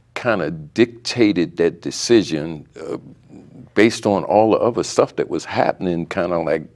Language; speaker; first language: English; native; English